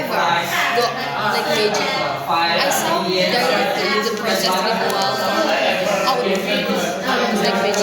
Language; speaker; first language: English; non-native, learner; Indonesian